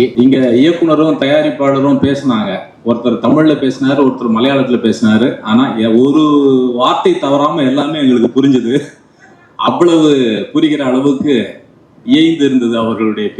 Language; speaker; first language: Tamil; native; Tamil